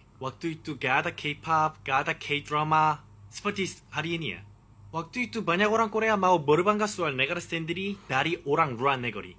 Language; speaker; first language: Indonesian; non-native, fluent; Korean